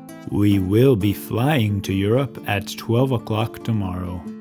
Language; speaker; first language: English; native; English